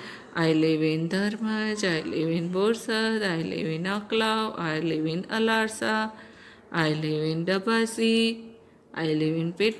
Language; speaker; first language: English; non-native, local second language; Hindi